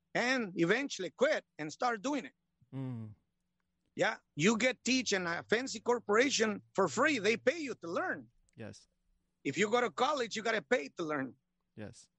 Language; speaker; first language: English; non-native, learner; Spanish